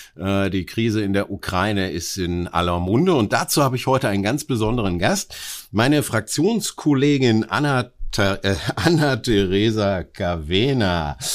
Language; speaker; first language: German; native; German